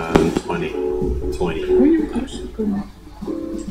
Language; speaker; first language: English; non-native, fluent; Indonesian